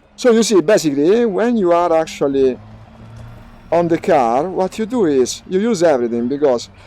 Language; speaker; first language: English; non-native, fluent; Italian